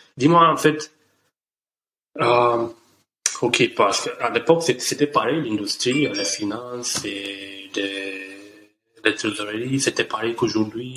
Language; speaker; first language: French; non-native, learner; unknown